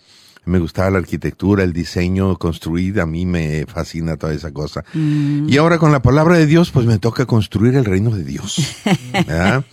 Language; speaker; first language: Spanish; native; Spanish